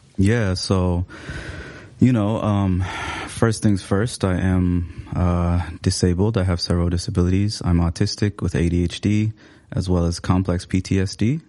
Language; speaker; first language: English; early bilingual, other home language; Somali